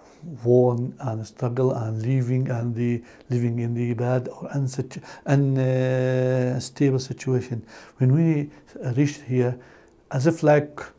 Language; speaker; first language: English; non-native, learner; Arabic